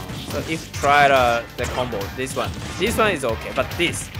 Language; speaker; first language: English; non-native, learner; Chinese